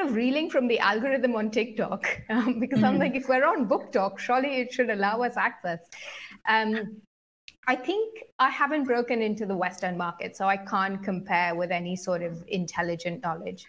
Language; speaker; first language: English; native; English